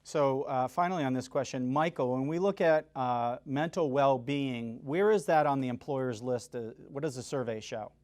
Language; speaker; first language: English; native; English